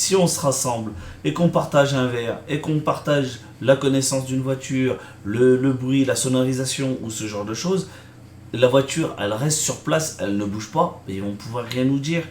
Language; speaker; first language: French; native; French